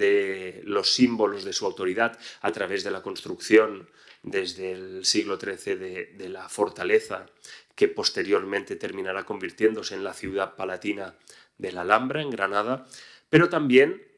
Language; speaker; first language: Spanish; native; Spanish